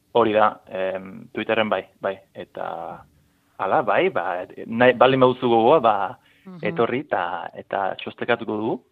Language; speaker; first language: Basque; non-native, fluent; English